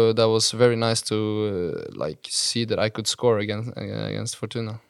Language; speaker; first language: English; non-native, fluent; Norwegian